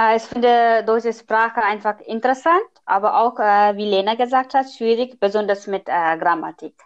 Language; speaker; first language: German; non-native, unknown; Nepali